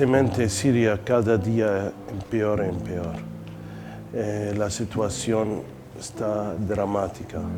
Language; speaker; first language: Spanish; non-native, fluent; Arabic